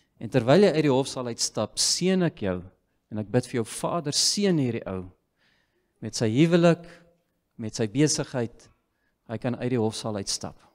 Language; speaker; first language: Afrikaans; native; Afrikaans